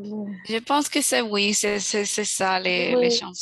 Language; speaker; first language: French; non-native, learner; Spanish